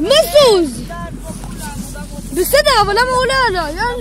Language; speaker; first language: Hebrew; native; Hebrew